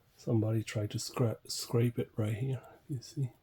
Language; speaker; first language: English; non-native, fluent; Arabic